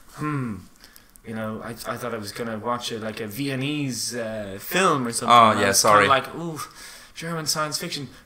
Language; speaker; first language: English; native; English